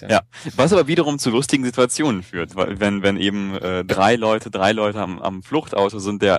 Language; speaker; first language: German; native; German